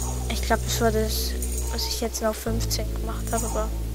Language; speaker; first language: German; native; German